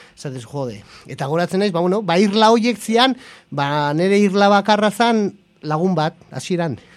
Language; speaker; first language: Basque; non-native, local second language; Spanish